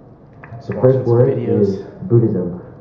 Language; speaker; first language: English; native; English